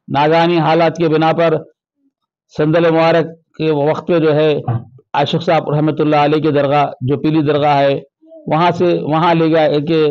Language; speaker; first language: Urdu; native; Urdu